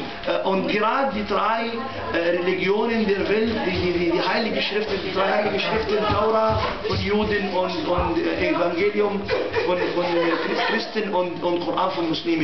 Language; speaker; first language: German; non-native, learner; Arabic